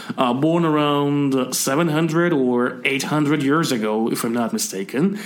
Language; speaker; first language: English; non-native, fluent; Persian